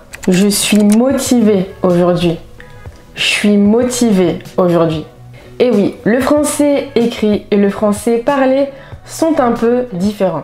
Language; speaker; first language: French; native; French